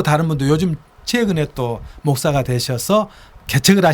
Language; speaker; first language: Korean; native; Korean